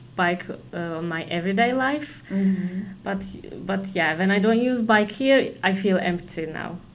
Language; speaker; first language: English; non-native, fluent; Turkish